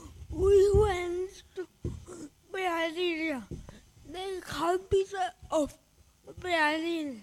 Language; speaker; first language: English; non-native, learner; Catalan